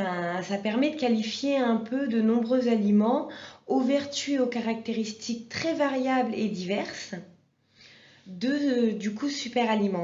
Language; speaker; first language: French; native; French